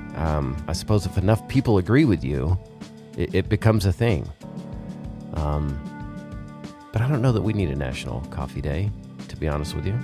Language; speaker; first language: English; native; English